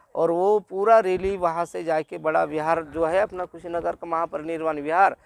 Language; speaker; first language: Hindi; non-native, local second language; Marathi